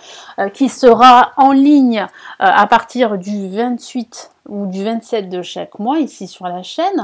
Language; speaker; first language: French; native; French